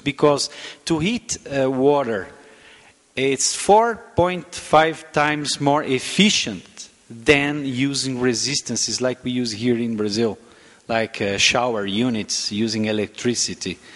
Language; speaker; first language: English; non-native, fluent; Portuguese